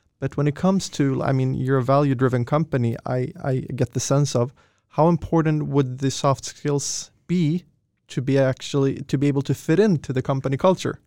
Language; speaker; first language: English; non-native, fluent; Swedish